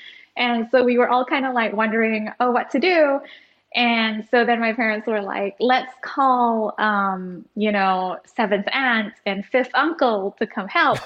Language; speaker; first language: English; early bilingual, other home language; Indonesian